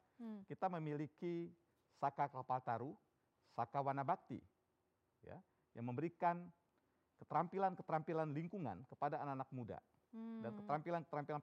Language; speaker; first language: Indonesian; native; Indonesian